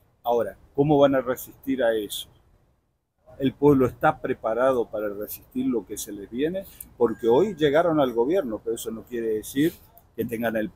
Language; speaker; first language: Spanish; native; Spanish